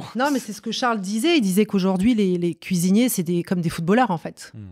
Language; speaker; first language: French; native; French